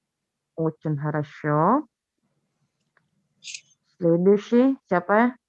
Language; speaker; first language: Russian; non-native, fluent; Indonesian